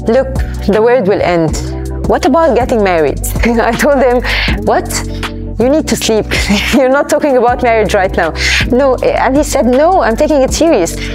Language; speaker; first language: English; non-native, fluent; Arabic